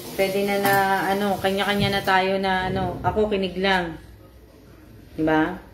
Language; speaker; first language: Filipino; native; Filipino